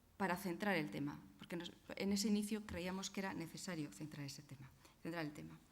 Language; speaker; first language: Spanish; non-native, local second language; Basque